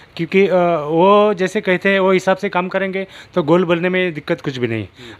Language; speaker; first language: Hindi; non-native, local second language; Marathi